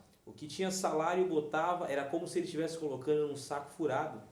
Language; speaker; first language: Portuguese; native; Portuguese